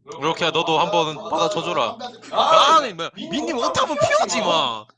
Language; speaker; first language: Korean; native; Korean